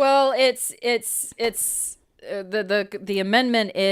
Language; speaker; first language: English; native; English